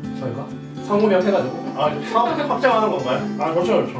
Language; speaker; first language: Korean; native; Korean